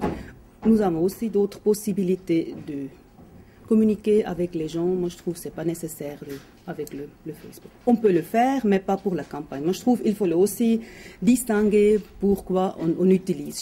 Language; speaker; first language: French; non-native, local second language; German